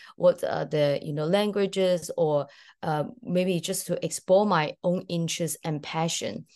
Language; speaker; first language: English; early bilingual, other home language; Cantonese